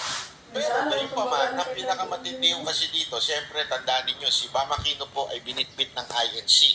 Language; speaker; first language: Filipino; non-native, local second language; Cebuano